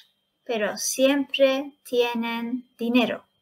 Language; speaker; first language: Spanish; non-native, fluent; Turkish